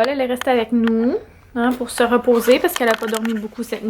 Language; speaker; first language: French; native; French